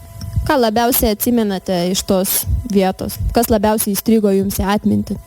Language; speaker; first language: Lithuanian; native; Lithuanian